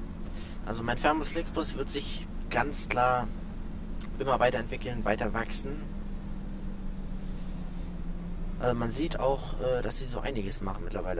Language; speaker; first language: German; native; German